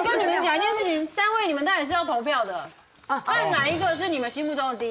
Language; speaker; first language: Chinese; native; Chinese